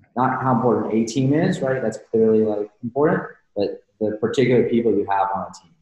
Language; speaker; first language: English; native; English